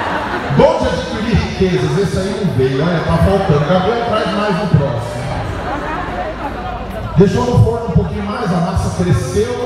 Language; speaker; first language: Portuguese; native; Portuguese